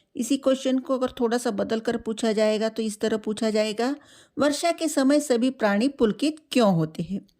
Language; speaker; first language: Hindi; non-native, local second language; Telugu